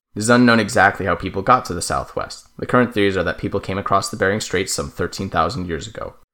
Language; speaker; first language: English; native; English